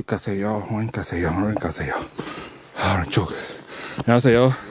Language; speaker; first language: Korean; non-native, learner; English